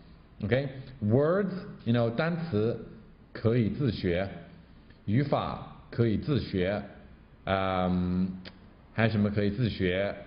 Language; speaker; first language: Chinese; non-native, fluent; English